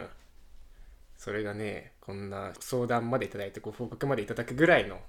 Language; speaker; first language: Japanese; native; Japanese